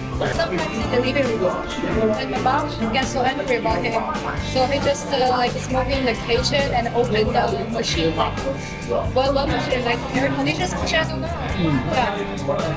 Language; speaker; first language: English; non-native, learner; Chinese